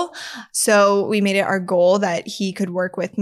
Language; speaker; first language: English; native; English